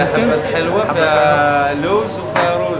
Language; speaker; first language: Arabic; native; Arabic